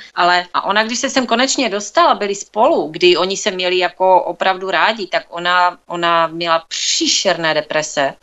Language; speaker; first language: Czech; native; Czech